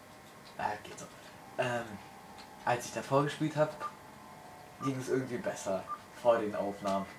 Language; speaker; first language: German; native; German